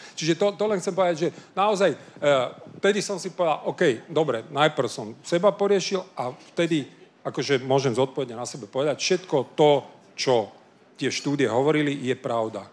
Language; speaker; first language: Slovak; non-native, local second language; Hungarian